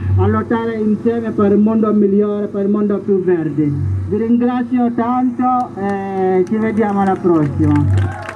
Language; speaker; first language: Italian; non-native, learner; Mandingo